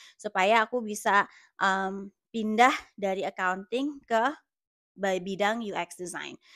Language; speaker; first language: Indonesian; native; Indonesian